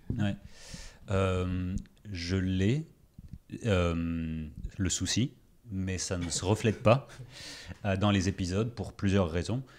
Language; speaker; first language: French; early bilingual, other home language; Greek